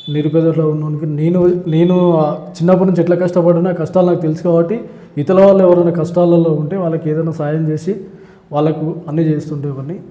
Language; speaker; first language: Telugu; native; Telugu